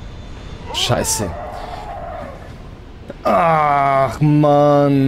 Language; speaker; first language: German; native; German